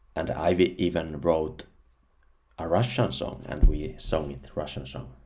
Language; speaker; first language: English; non-native, fluent; Finnish